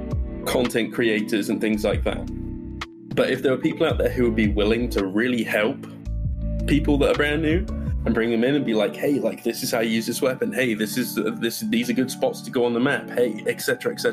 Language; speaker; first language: English; native; English